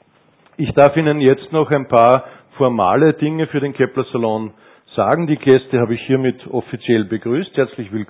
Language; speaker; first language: German; native; German